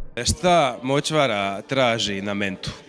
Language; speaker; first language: Croatian; native; Croatian